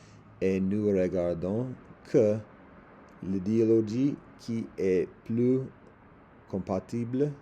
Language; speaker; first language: French; non-native, learner; English